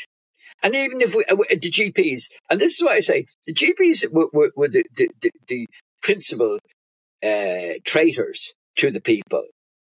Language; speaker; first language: English; native; English